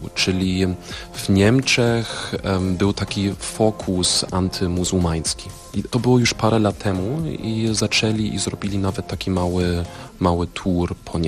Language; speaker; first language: Polish; non-native, fluent; German